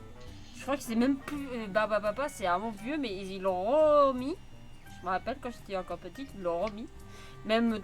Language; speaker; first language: French; native; French